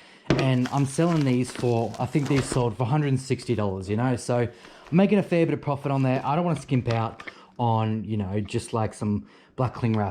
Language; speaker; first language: English; native; English